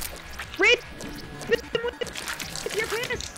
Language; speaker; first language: English; native; English